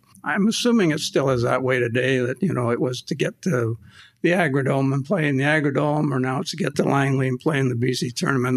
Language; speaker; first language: English; native; English